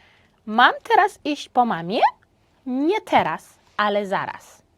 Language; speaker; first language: Polish; non-native, fluent; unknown